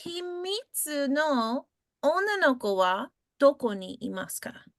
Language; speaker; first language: Japanese; non-native, fluent; English